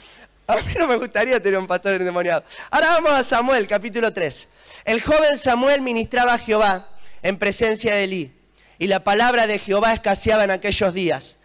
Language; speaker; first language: Spanish; native; Spanish